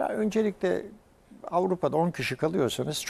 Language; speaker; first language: Turkish; native; Turkish